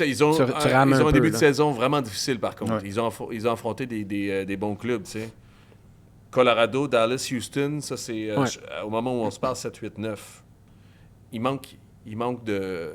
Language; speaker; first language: French; native; French